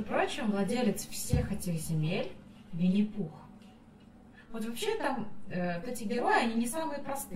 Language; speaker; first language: Russian; native; Russian